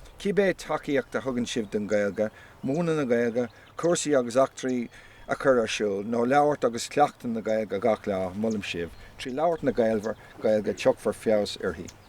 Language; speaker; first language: Irish; non-native, local second language; English